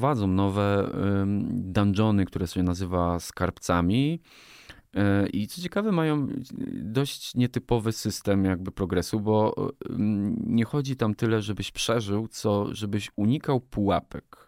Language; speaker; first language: Polish; native; Polish